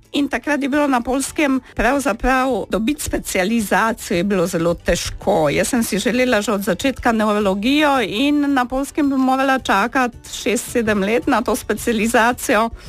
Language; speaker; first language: Slovenian; non-native, fluent; Polish